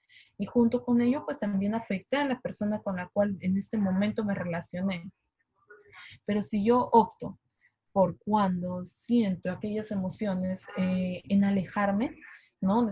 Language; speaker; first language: Spanish; native; Spanish